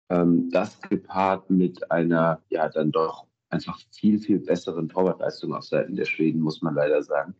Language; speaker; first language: German; native; German